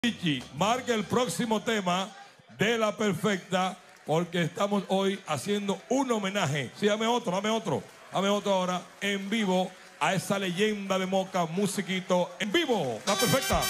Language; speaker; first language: Spanish; native; Spanish